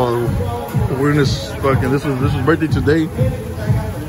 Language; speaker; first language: English; early bilingual, other home language; Spanish